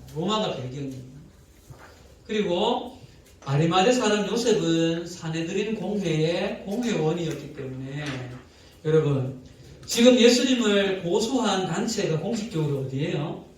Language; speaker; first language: Korean; native; Korean